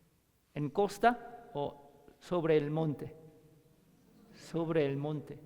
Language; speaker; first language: Spanish; non-native, learner; Korean